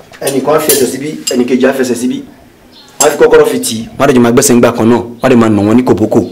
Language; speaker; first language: Yoruba; non-native, local second language; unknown